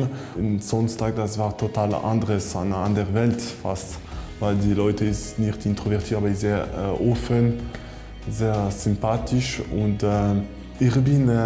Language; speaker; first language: German; non-native, learner; French